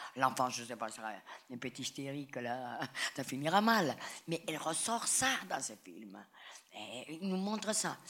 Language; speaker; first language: French; non-native, fluent; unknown